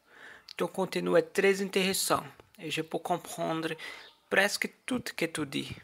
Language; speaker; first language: French; non-native, learner; Portuguese